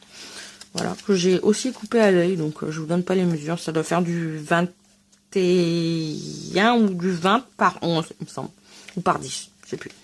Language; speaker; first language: French; native; French